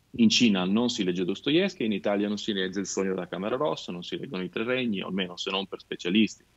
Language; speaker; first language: Italian; native; Italian